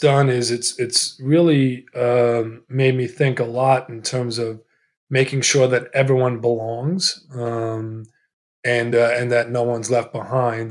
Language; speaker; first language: English; early bilingual, other home language; Italian